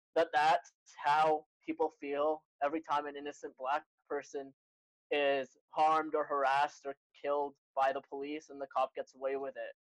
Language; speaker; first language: English; native; English